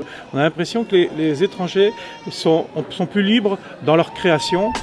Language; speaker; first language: French; native; French